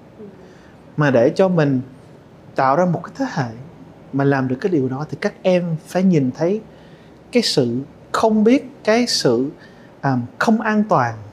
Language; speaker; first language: Vietnamese; early bilingual, heritage; Vietnamese